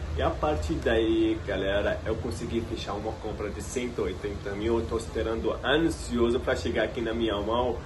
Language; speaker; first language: Portuguese; non-native, fluent; Arabic